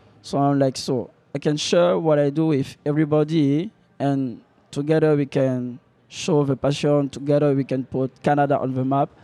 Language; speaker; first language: English; non-native, learner; French